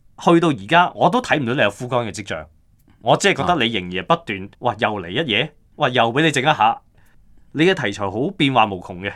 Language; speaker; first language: Cantonese; native; Cantonese